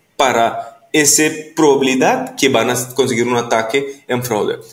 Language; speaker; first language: Spanish; non-native, fluent; Papiamento